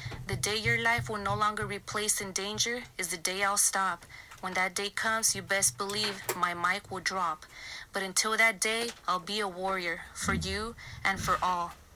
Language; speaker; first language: English; early bilingual, other home language; Spanish